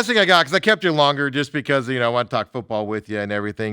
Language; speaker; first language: English; native; English